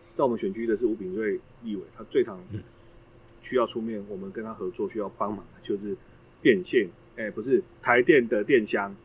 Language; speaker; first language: Chinese; native; Chinese